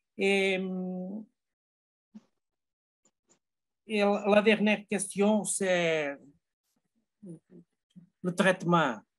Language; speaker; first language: French; non-native, learner; Portuguese